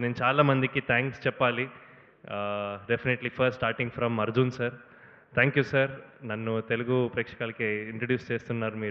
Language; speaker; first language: Telugu; non-native, learner; Kannada